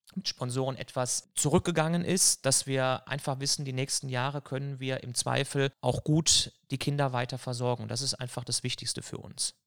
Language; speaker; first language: German; native; German